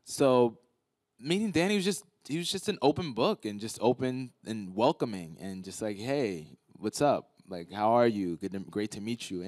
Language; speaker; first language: English; native; English